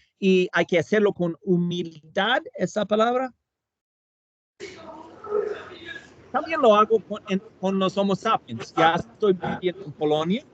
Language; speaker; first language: Spanish; non-native, fluent; English